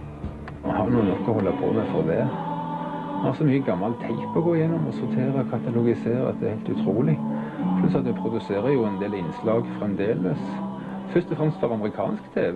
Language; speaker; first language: Norwegian; native; Norwegian